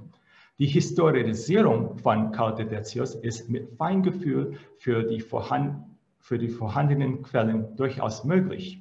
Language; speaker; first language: German; non-native, fluent; English